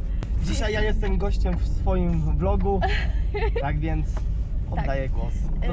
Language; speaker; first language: Polish; native; Polish